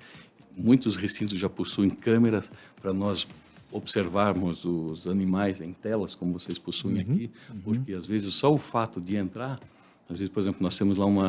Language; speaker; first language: Portuguese; native; Portuguese